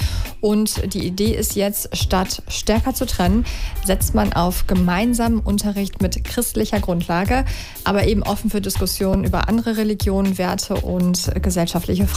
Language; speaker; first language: German; native; German